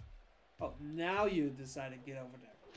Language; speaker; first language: English; native; English